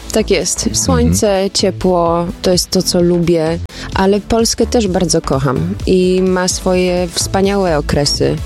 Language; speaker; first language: Polish; early bilingual, heritage; Polish